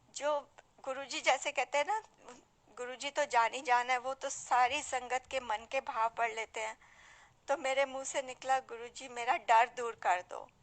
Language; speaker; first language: Hindi; native; Hindi